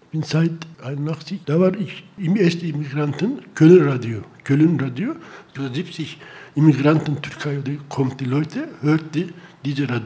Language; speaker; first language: German; non-native, learner; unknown